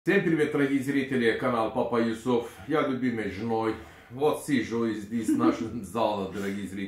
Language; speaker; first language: Russian; non-native, learner; Turkish